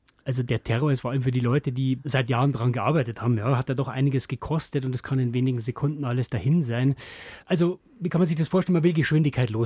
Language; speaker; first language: German; native; German